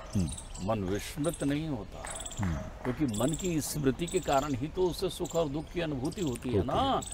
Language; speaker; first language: Hindi; native; Hindi